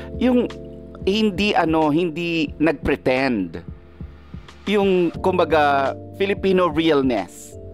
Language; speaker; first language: Filipino; native; Filipino